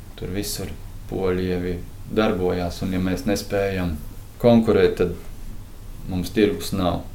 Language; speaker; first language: Latvian; native; Latvian